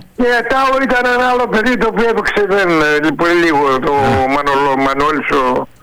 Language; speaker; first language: Greek; native; Greek